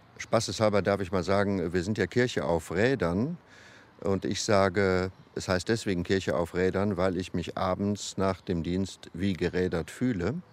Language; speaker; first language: German; native; German